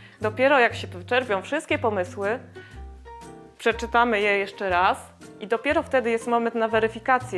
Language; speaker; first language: Polish; native; Polish